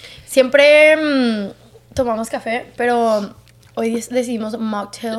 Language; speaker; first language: Spanish; native; Spanish